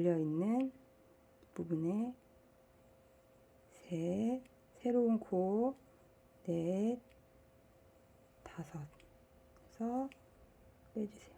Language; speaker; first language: Korean; native; Korean